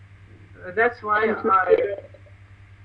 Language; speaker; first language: English; non-native, learner; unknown